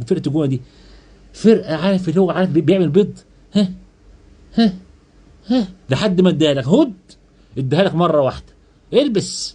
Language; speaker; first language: Arabic; native; Arabic